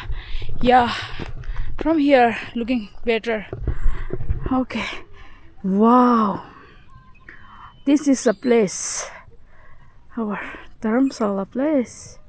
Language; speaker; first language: English; non-native, learner; Tibetan